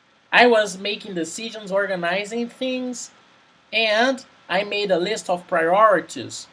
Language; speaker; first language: English; non-native, fluent; Portuguese